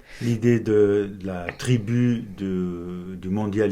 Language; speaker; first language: French; non-native, fluent; Portuguese